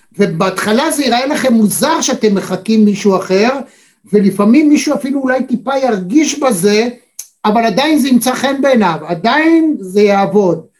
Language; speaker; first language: Hebrew; native; Hebrew